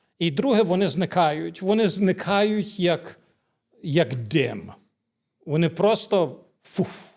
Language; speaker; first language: Ukrainian; early bilingual, heritage; Ukrainian